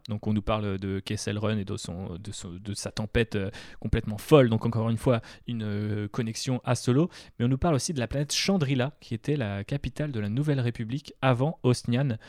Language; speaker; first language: French; native; French